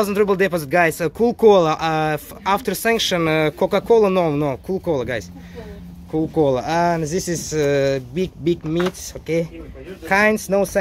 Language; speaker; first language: English; non-native, learner; Russian